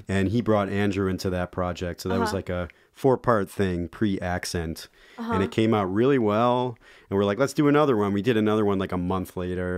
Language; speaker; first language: English; native; English